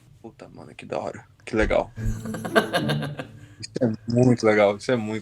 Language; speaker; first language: Portuguese; non-native, fluent; Japanese